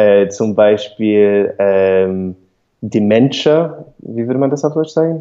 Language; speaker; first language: German; non-native, fluent; English